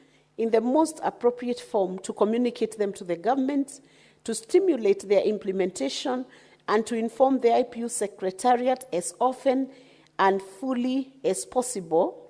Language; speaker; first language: English; non-native, local second language; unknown